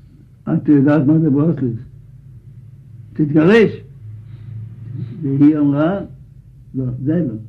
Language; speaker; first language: Hebrew; non-native, fluent; Yiddish